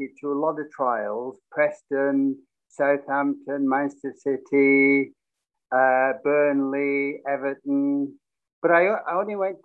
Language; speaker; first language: English; native; English